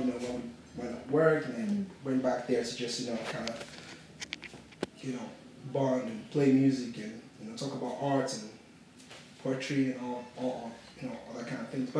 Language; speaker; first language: English; non-native, local second language; Yoruba